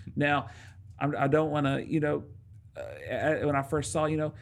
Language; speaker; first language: English; native; English